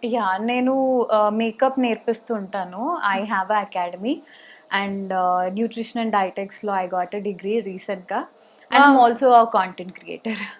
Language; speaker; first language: Telugu; native; Telugu